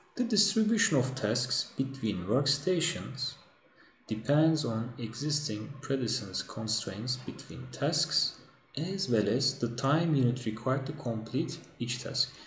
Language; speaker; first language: English; non-native, fluent; Turkish